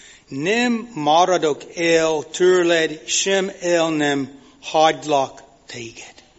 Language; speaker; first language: Hungarian; non-native, fluent; English